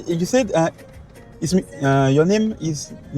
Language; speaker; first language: English; non-native, learner; French